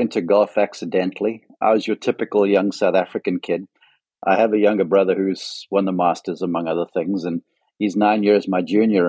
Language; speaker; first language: English; native; English